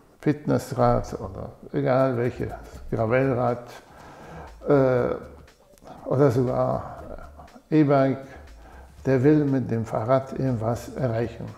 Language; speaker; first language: German; non-native, fluent; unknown